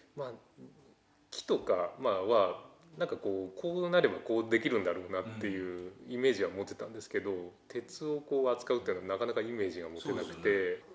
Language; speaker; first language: Japanese; native; Japanese